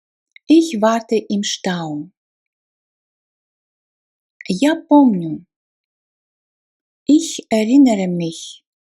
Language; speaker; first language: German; non-native, fluent; Russian